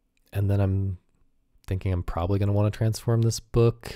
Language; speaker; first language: English; native; English